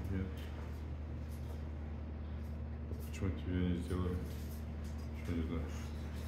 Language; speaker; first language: Russian; non-native, learner; Bulgarian